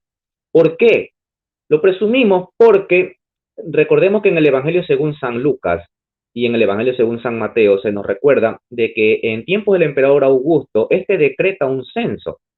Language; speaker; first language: Spanish; native; Spanish